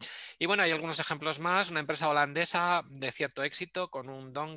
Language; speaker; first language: Spanish; native; Spanish